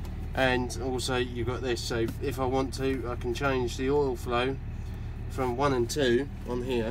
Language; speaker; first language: English; native; English